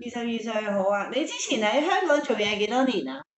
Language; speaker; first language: Cantonese; native; Cantonese